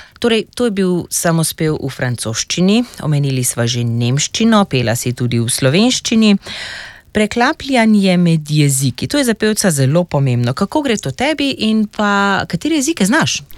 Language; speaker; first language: Slovenian; native; Slovenian